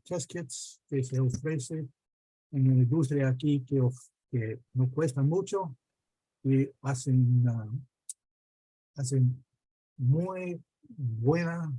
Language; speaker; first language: Spanish; non-native, fluent; English